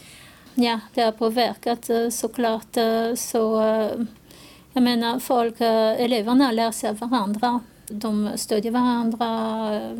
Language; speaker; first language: Swedish; non-native, fluent; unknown